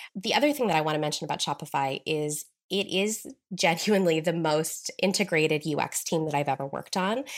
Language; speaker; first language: English; native; English